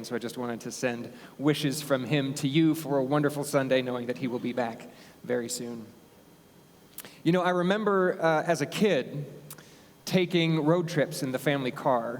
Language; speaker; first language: English; native; English